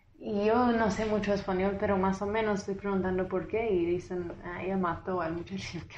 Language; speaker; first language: Spanish; non-native, fluent; English